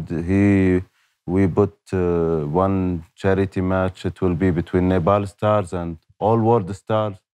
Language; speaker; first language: English; non-native, learner; Arabic